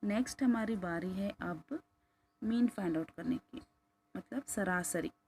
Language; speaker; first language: Hindi; non-native, local second language; Kannada